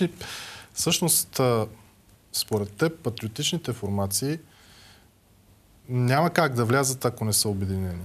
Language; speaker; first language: Bulgarian; native; Bulgarian